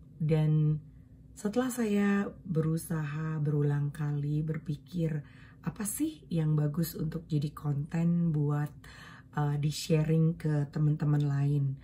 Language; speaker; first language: Indonesian; native; Indonesian